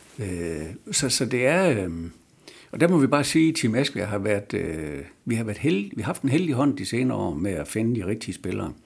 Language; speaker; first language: Danish; native; Danish